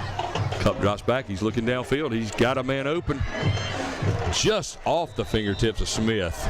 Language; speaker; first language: English; native; English